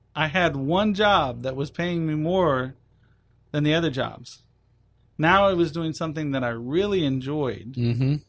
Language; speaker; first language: English; native; English